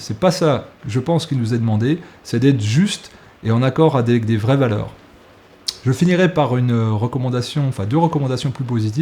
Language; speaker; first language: French; native; French